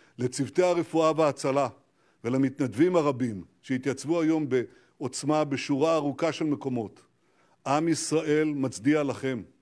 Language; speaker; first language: Hebrew; native; Hebrew